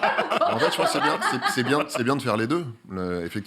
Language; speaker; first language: French; native; French